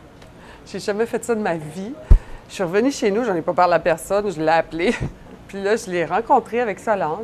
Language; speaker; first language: French; native; French